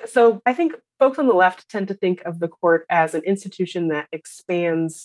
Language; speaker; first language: English; native; English